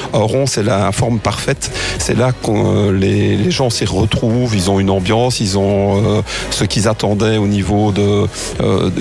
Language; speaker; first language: French; native; French